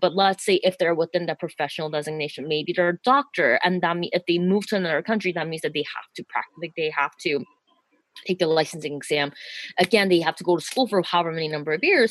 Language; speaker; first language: English; native; English